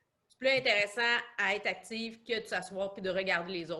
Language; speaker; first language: French; native; French